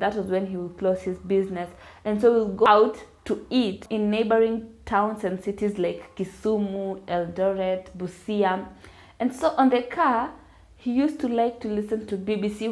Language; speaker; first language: English; non-native, local second language; Luyia